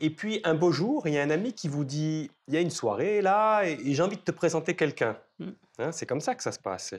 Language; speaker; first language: French; native; French